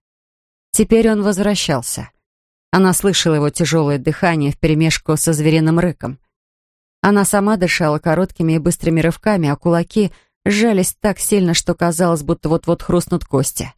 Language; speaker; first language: Russian; native; Russian